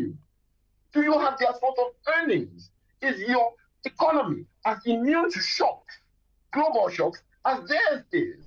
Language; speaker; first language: English; non-native, local second language; Yoruba